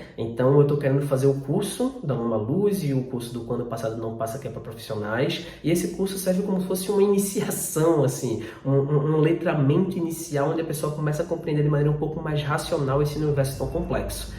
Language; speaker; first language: Portuguese; native; Portuguese